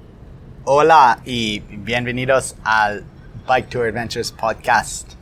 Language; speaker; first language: Spanish; non-native, learner; English